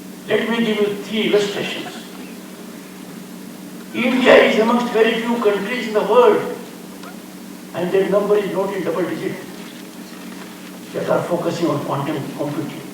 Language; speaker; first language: English; non-native, local second language; Hindi